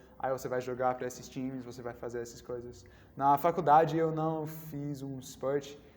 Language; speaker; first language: Portuguese; non-native, learner; English